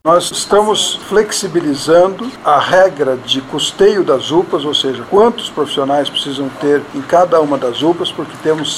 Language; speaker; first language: Portuguese; native; Portuguese